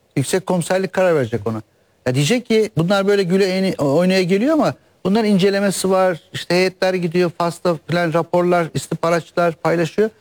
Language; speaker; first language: Turkish; native; Turkish